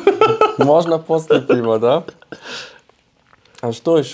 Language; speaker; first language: Russian; early bilingual, heritage; German